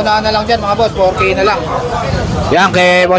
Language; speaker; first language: Filipino; native; Filipino